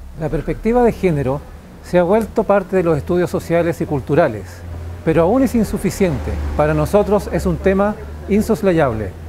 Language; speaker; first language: Spanish; native; Spanish